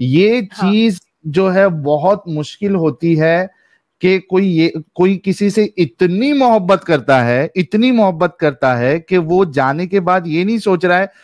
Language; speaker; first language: Urdu; native; Urdu